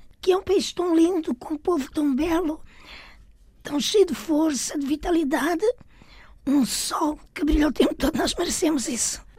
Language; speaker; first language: Portuguese; native; Portuguese